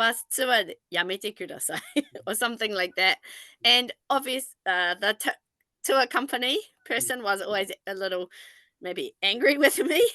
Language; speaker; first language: English; non-native, fluent; Japanese